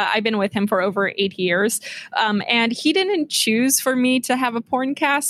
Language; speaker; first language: English; native; English